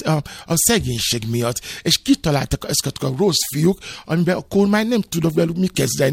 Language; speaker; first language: Hungarian; non-native, fluent; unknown